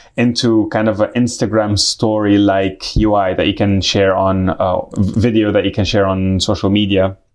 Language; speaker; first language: English; non-native, fluent; Arabic